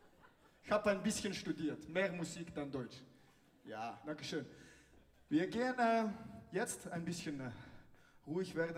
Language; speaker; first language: German; non-native, learner; Dutch